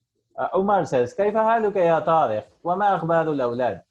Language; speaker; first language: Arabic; non-native, fluent; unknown